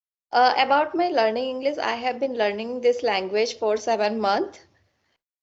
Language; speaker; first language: English; non-native, learner; Assamese